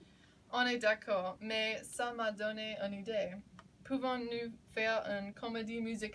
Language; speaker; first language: French; non-native, learner; English